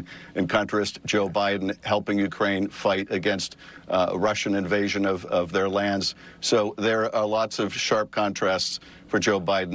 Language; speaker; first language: English; native; English